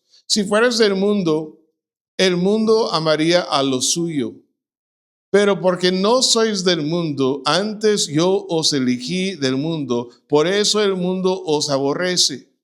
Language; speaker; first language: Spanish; non-native, fluent; English